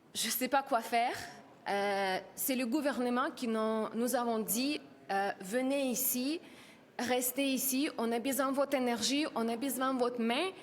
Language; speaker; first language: French; non-native, learner; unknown